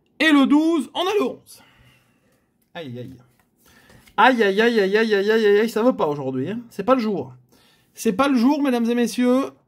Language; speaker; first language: French; native; French